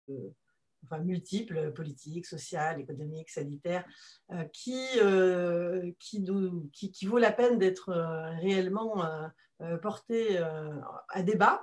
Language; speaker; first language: French; native; French